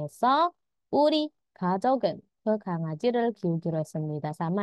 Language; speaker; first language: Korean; non-native, learner; Indonesian